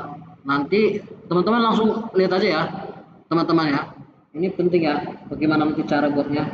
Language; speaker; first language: Indonesian; native; Indonesian